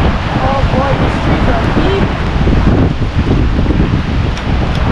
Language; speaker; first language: English; native; English